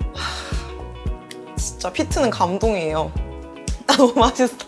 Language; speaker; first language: Korean; native; Korean